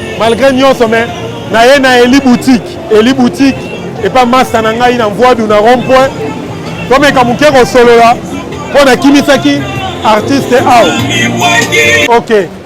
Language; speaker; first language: Lingala; non-native, local second language; Kongo